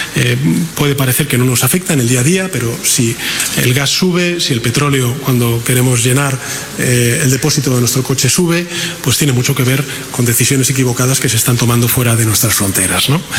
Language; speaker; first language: Spanish; native; Spanish